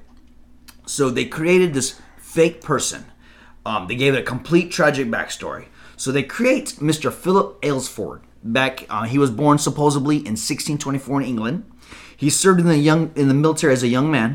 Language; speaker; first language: English; native; English